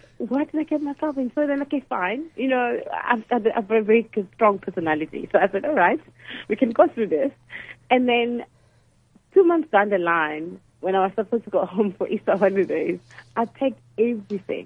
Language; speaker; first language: English; non-native, local second language; Zulu